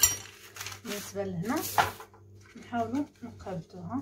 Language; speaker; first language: Arabic; native; Arabic